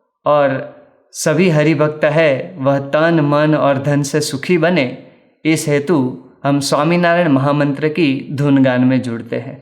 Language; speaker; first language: Hindi; native; Hindi